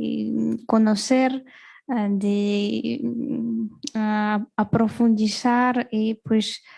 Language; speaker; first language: Spanish; non-native, fluent; Russian